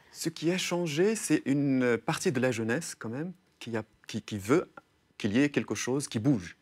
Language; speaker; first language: French; non-native, local second language; Arabic